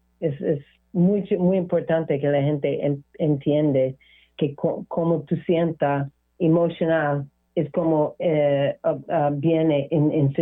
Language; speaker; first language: Spanish; non-native, learner; English